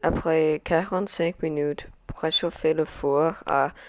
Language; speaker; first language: French; non-native, learner; English